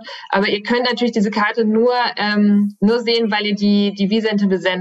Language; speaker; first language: German; native; German